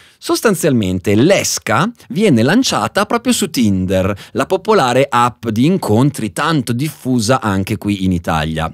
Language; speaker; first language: Italian; native; Italian